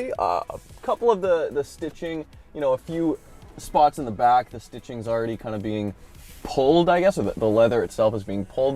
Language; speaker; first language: English; native; English